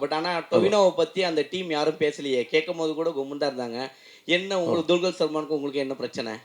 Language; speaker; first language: Tamil; native; Tamil